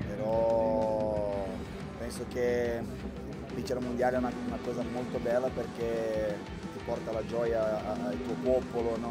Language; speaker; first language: Italian; non-native, fluent; Portuguese